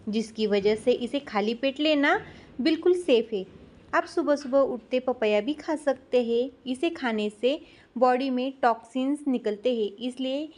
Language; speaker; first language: Hindi; non-native, local second language; Marathi